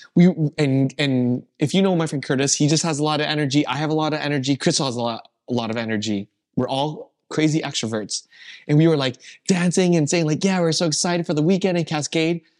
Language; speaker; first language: English; native; English